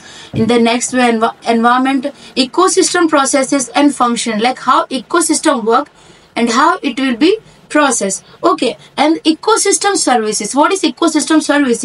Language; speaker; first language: English; non-native, local second language; Hindi